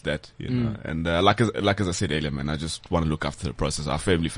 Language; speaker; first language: English; non-native, local second language; Zulu